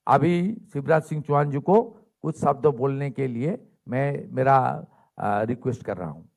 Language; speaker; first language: Hindi; non-native, local second language; Bangla